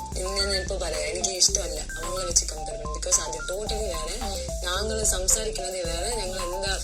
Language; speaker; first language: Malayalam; non-native, fluent; Tamil